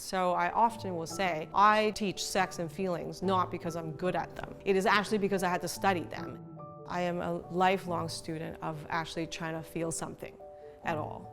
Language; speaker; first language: English; early bilingual, other home language; Cantonese